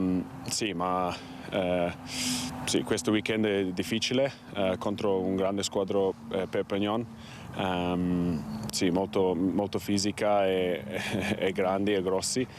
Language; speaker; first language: Italian; non-native, learner; English